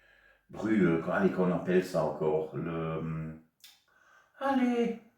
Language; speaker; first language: French; non-native, local second language; German